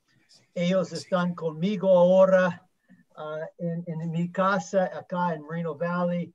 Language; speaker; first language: Spanish; non-native, fluent; English